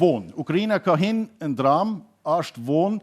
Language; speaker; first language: Albanian; non-native, learner; German